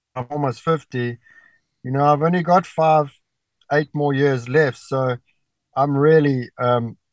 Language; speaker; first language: English; native; English